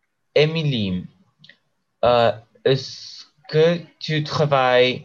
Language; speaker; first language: French; non-native, learner; Spanish